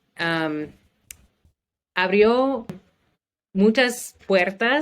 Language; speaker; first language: Spanish; non-native, learner; English